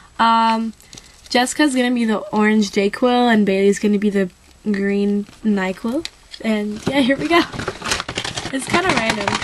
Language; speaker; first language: English; native; English